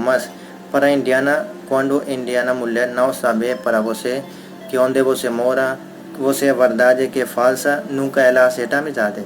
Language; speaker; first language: Portuguese; non-native, learner; Hindi